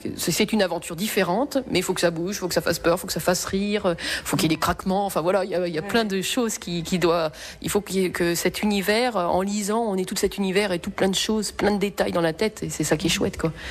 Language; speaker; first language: French; native; French